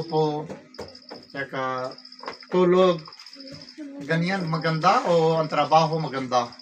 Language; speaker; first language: Filipino; non-native, learner; Punjabi